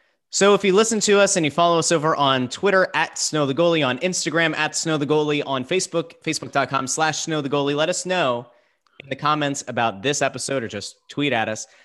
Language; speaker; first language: English; native; English